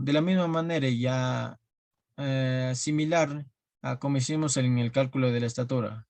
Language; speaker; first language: Spanish; native; Spanish